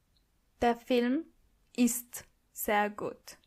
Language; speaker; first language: German; non-native, fluent; English